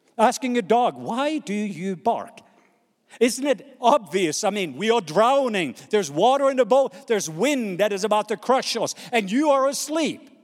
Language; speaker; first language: English; non-native, fluent; Norwegian